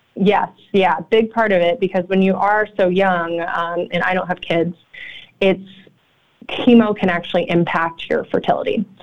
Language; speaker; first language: English; native; English